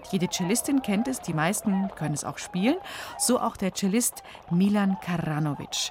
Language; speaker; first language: German; native; German